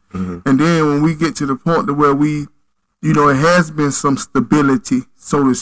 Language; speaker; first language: English; native; English